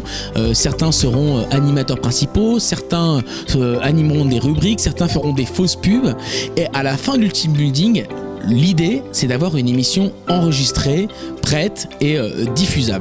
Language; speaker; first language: French; native; French